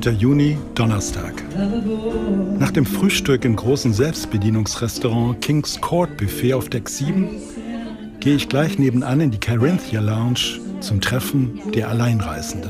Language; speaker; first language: German; native; German